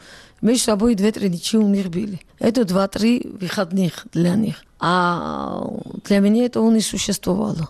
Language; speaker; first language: Russian; non-native, local second language; Georgian